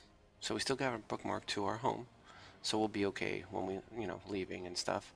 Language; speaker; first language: English; native; English